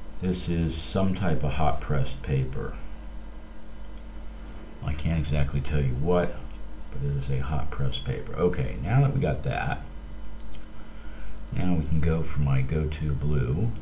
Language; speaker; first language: English; native; English